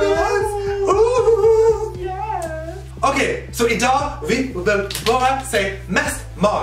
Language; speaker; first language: Swedish; non-native, fluent; English